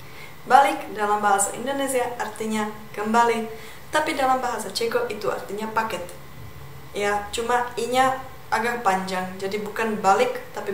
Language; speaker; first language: Indonesian; non-native, fluent; Czech